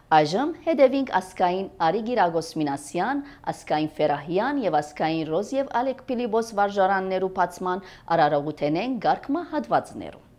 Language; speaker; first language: Armenian; early bilingual, heritage; Armenian